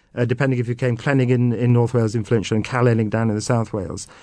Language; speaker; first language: English; native; English